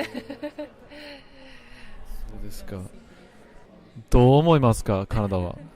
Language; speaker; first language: Japanese; non-native, fluent; English